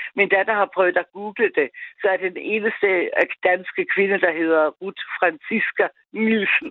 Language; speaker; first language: Danish; non-native, fluent; German